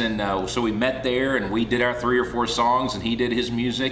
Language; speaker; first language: English; native; English